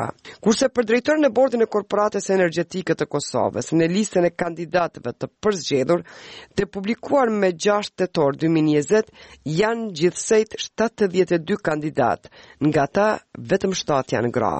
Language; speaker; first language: Albanian; native; Albanian